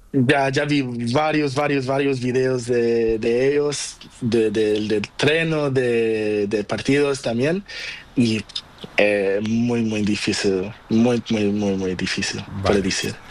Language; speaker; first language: Spanish; non-native, learner; Portuguese